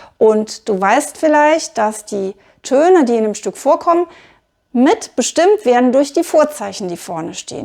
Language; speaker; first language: German; native; German